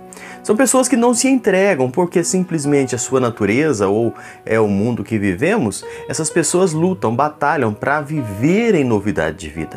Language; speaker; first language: Portuguese; native; Portuguese